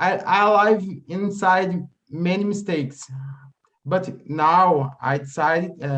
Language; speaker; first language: English; non-native, learner; Portuguese